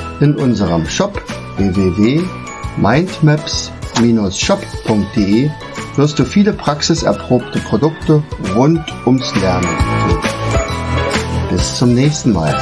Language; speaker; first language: German; native; German